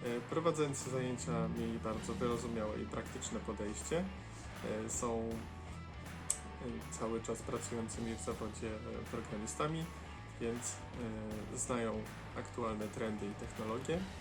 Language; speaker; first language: Polish; native; Polish